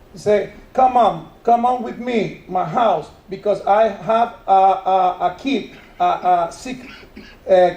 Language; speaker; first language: English; non-native, learner; Spanish